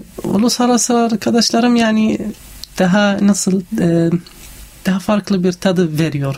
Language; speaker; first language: Turkish; non-native, learner; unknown